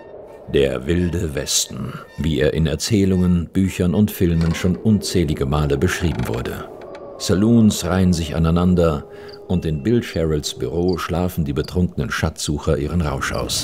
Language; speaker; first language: German; native; German